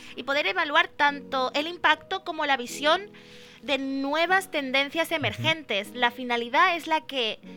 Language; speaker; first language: Spanish; early bilingual, other home language; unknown